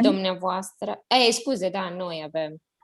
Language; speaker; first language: Romanian; non-native, learner; Spanish